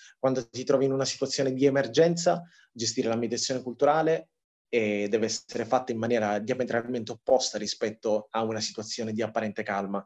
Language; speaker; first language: Italian; early bilingual, other home language; Tigrinya